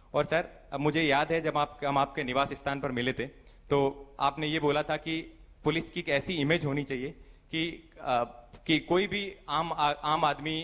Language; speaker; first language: Hindi; native; Hindi